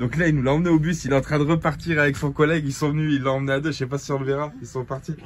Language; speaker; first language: French; native; French